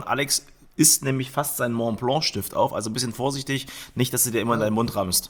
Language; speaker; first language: German; native; German